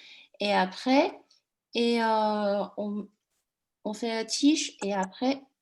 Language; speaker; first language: French; non-native, fluent; Chinese